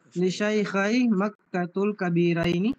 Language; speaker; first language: Arabic; non-native, learner; Filipino